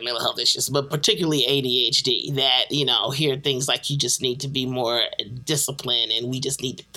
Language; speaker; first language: English; native; English